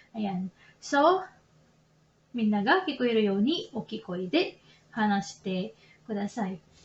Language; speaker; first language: Japanese; non-native, learner; Filipino